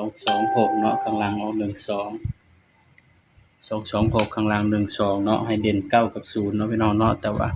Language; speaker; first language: Thai; non-native, local second language; Northeastern Thai